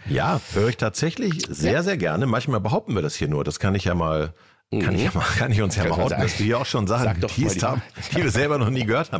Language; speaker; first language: German; native; German